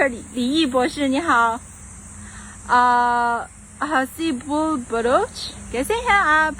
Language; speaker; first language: Urdu; non-native, fluent; Chinese